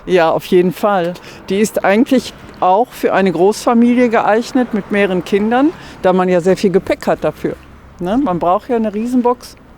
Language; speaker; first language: German; native; German